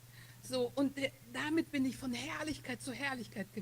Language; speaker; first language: German; non-native, fluent; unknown